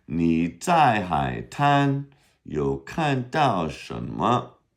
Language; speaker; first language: Chinese; non-native, fluent; English